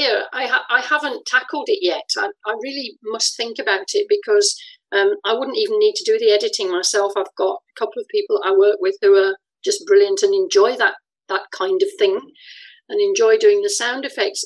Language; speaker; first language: English; native; English